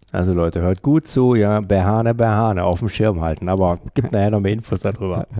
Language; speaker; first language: German; native; German